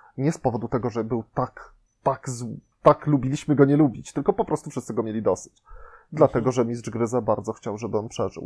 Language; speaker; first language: Polish; native; Polish